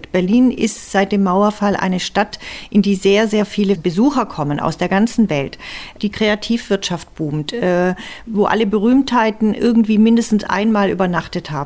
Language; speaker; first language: German; native; German